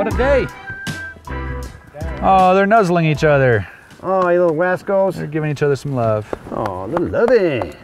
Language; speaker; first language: English; native; English